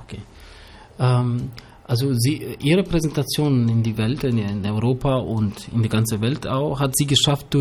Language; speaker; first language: German; early bilingual, other home language; Albanian